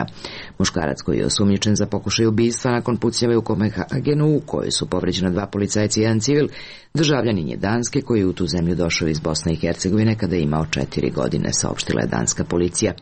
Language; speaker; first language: Serbian; native; Serbian